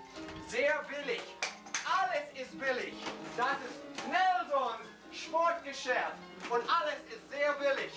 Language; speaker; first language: German; non-native, learner; English